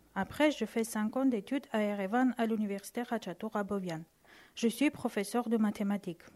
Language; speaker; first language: French; non-native, fluent; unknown